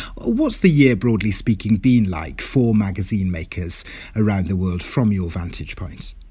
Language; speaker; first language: English; non-native, local second language; Welsh